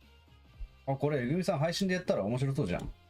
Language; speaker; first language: Japanese; native; Japanese